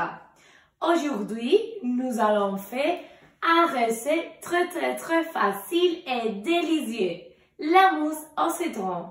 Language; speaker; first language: French; non-native, learner; Spanish